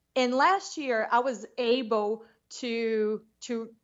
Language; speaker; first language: English; non-native, fluent; Portuguese